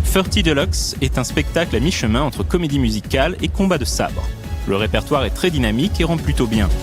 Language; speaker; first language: French; native; French